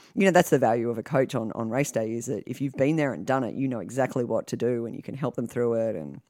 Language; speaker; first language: English; native; English